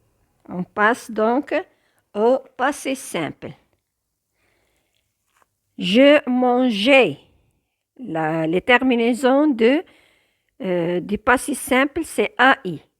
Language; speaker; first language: French; non-native, local second language; Arabic